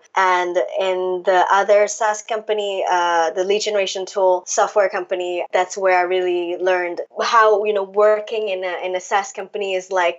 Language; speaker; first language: English; non-native, local second language; Cantonese